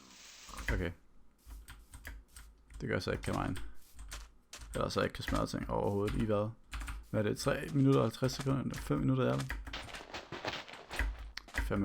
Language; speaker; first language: Danish; native; Danish